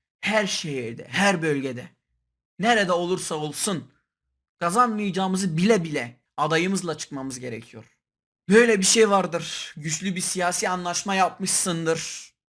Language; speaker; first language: Turkish; non-native, local second language; Kurdish